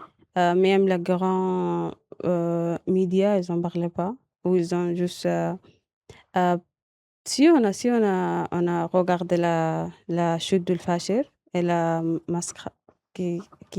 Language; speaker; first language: French; non-native, local second language; Arabic